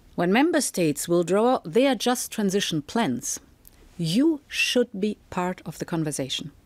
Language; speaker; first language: English; non-native, fluent; German